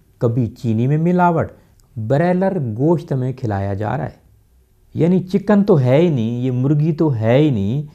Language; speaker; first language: Urdu; non-native, local second language; Punjabi